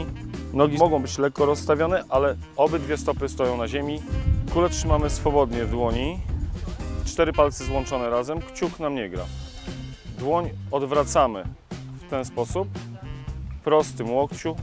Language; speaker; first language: Polish; native; Polish